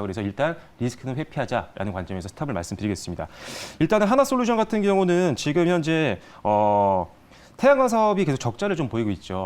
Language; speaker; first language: Korean; native; Korean